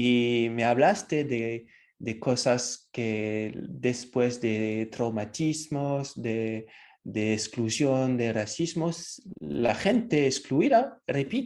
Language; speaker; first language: Spanish; non-native, fluent; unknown